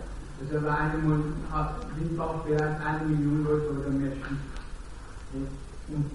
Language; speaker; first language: German; non-native, learner; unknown